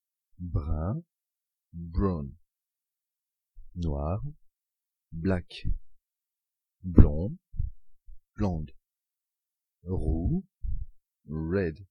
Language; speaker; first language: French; non-native, fluent; English